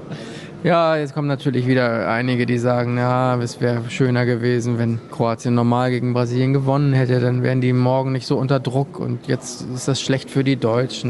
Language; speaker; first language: German; native; German